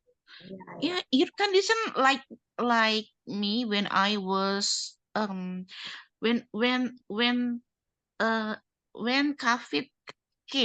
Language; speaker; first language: English; non-native, learner; Indonesian